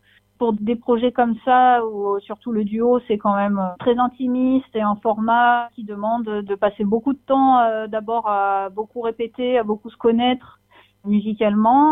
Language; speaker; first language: French; native; French